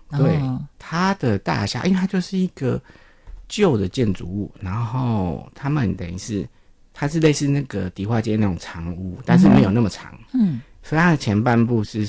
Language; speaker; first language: Chinese; non-native, local second language; Min Nan Chinese